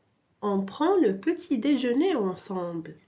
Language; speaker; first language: French; non-native, local second language; Arabic